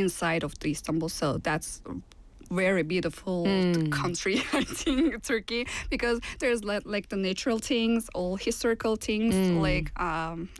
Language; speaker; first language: English; non-native, fluent; Turkish